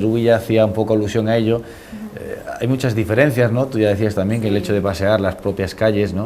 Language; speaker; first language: Spanish; native; Spanish